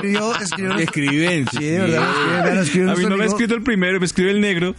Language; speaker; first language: Spanish; native; Spanish